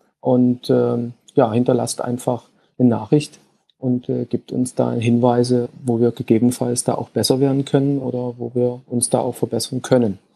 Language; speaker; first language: German; native; German